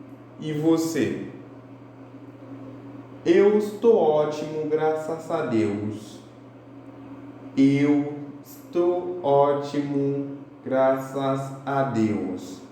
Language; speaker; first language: Portuguese; non-native, fluent; Haitian Creole